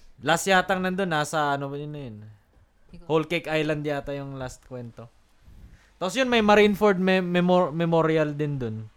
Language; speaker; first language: Filipino; non-native, local second language; Cebuano